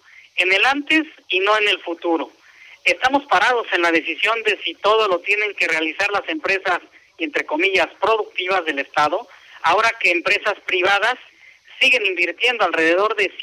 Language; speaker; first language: Spanish; native; Spanish